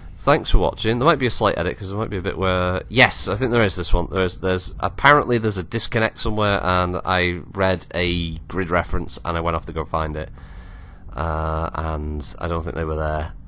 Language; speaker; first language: English; native; English